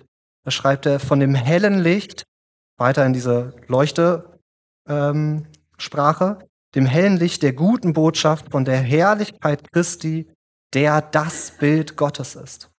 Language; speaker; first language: German; native; German